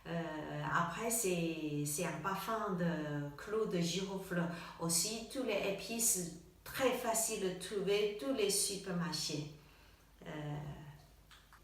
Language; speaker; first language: French; non-native, learner; Chinese